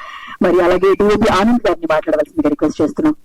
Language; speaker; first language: Telugu; native; Telugu